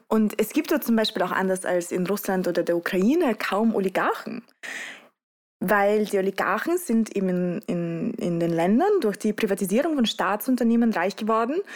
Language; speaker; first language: German; early bilingual, other home language; Russian